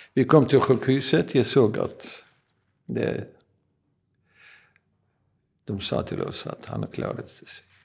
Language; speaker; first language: Swedish; non-native, learner; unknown